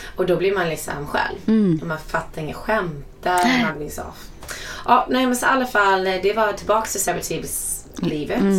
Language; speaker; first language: Swedish; non-native, fluent; English